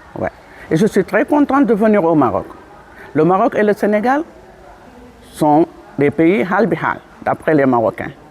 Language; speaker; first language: French; non-native, local second language; Wolof